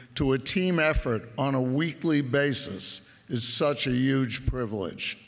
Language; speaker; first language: English; native; English